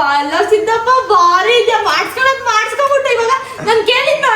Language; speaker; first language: Kannada; native; Kannada